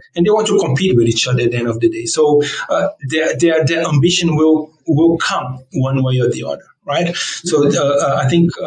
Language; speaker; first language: English; non-native, fluent; Portuguese